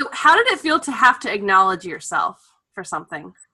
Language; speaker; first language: English; native; English